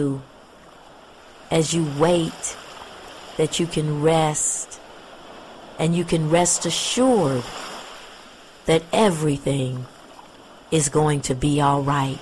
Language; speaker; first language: English; native; English